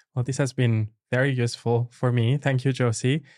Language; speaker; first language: English; non-native, fluent; Italian